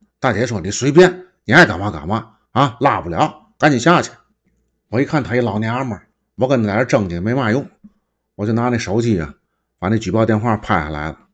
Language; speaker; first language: Chinese; native; Chinese